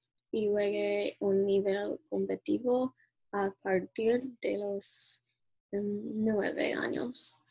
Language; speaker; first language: Spanish; non-native, learner; English